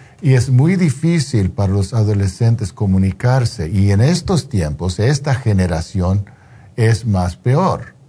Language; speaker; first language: Spanish; non-native, fluent; English